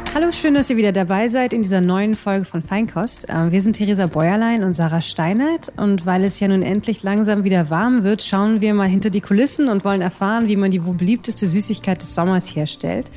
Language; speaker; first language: German; native; German